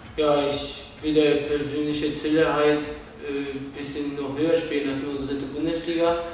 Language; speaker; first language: German; non-native, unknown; Polish